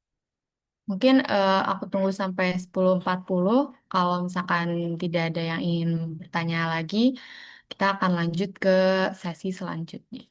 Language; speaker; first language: Indonesian; native; Indonesian